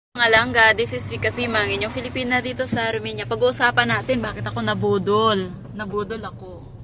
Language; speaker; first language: Filipino; non-native, local second language; Cebuano